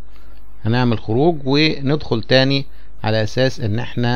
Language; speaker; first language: Arabic; native; Arabic